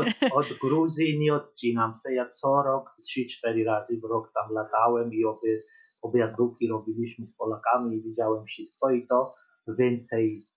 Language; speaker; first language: Polish; non-native, learner; Georgian